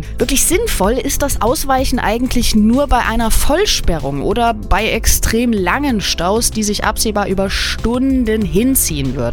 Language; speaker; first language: German; native; German